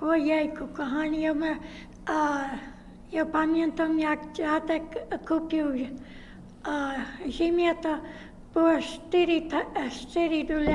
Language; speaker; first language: Polish; early bilingual, heritage; Polish